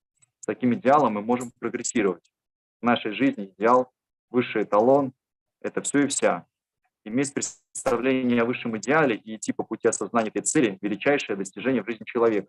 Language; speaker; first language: Russian; native; Russian